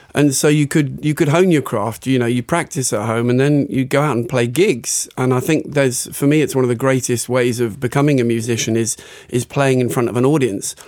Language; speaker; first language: English; native; English